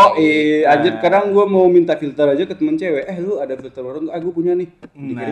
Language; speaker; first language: Indonesian; native; Indonesian